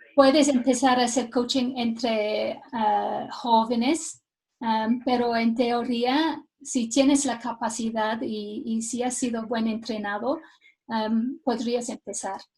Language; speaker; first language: Spanish; non-native, fluent; English